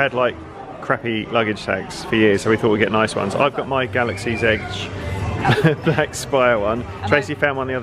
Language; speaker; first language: English; native; English